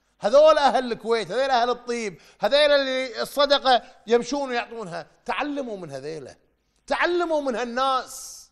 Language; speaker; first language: Arabic; native; Arabic